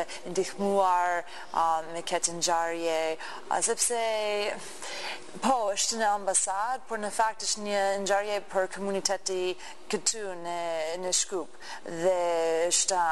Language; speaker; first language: Albanian; non-native, learner; English